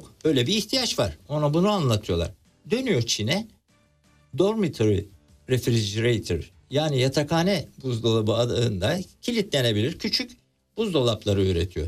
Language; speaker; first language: Turkish; native; Turkish